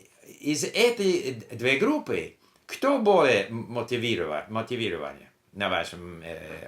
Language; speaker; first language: Russian; non-native, learner; English